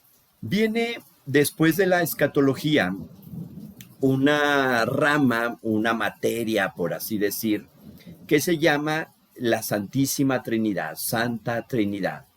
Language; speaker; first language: Spanish; native; Spanish